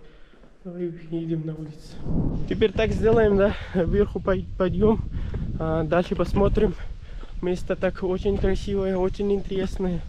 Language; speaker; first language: Russian; non-native, learner; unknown